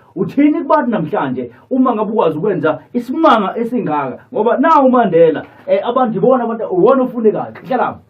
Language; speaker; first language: Zulu; native; Zulu